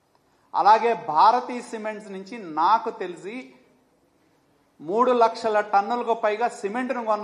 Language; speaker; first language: Telugu; native; Telugu